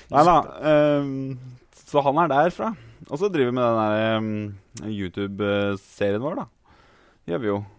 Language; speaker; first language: Norwegian; native; Norwegian